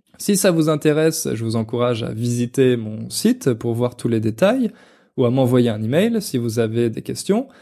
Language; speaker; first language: French; native; French